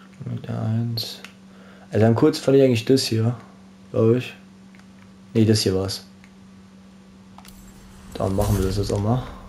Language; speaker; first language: German; native; German